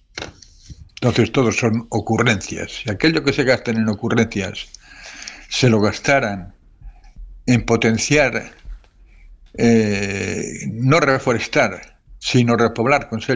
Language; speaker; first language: Spanish; native; Spanish